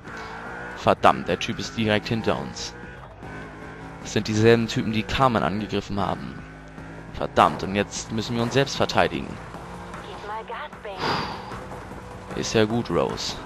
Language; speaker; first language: German; native; German